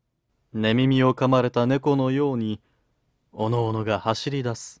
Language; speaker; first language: Japanese; native; Japanese